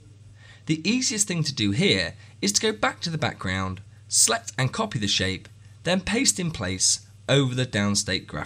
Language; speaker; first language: English; native; English